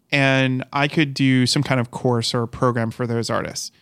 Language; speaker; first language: English; native; English